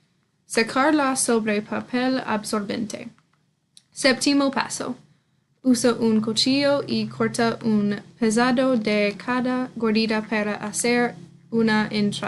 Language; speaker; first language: Spanish; non-native, learner; English